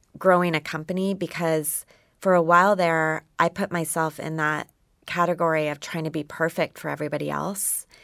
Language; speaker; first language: English; native; English